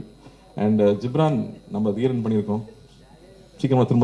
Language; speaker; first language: Tamil; native; Tamil